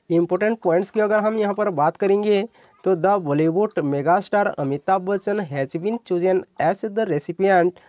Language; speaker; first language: Hindi; non-native, local second language; Odia